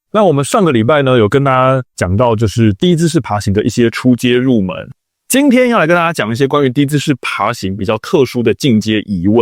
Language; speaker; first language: Chinese; native; Chinese